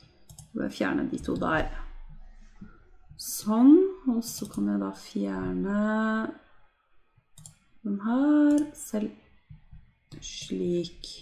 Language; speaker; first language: Norwegian; native; Norwegian